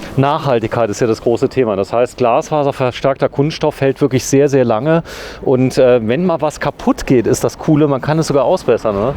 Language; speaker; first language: German; native; German